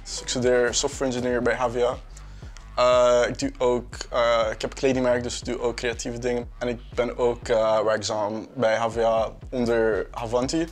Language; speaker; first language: Dutch; non-native, local second language; Papiamento